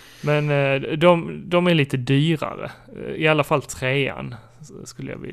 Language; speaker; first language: Swedish; native; Swedish